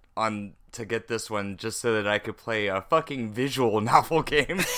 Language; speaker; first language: English; native; English